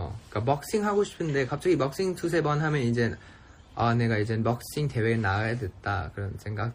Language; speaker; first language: Korean; non-native, fluent; Thai